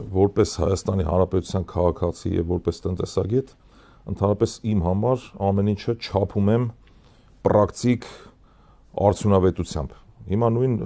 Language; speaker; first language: Armenian; native; Armenian